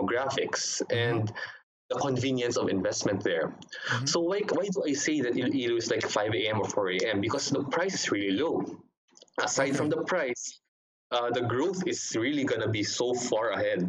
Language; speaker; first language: English; non-native, local second language; Hiligaynon